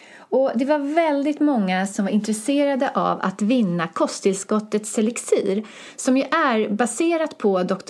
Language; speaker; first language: Swedish; native; Swedish